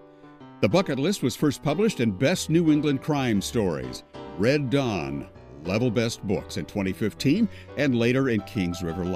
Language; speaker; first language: English; native; English